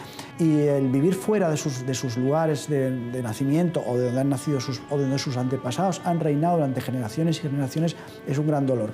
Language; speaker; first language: Spanish; native; Spanish